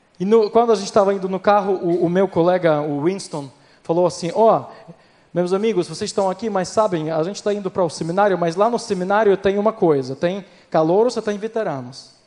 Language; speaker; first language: Portuguese; non-native, fluent; Ukrainian